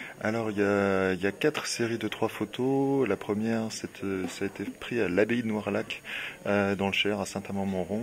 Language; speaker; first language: French; native; French